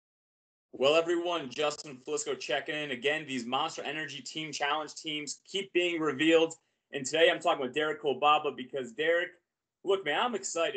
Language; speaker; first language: English; native; English